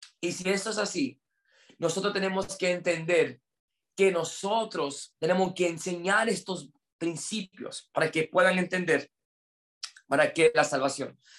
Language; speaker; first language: Spanish; non-native, fluent; English